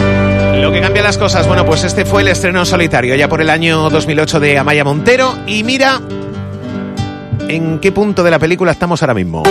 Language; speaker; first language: Spanish; native; Spanish